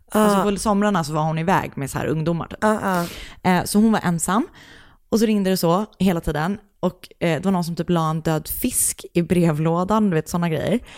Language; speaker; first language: Swedish; native; Swedish